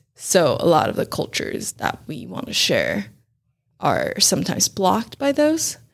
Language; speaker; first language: English; non-native, fluent; Chinese